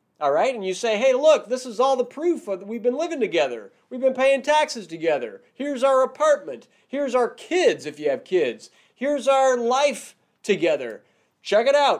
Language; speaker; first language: English; native; English